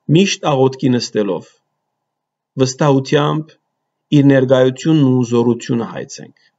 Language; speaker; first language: Armenian; early bilingual, heritage; Armenian